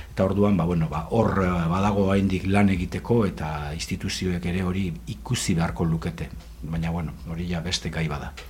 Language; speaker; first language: Basque; native; Basque